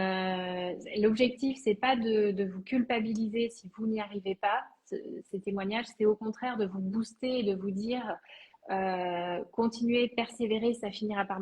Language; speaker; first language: French; native; French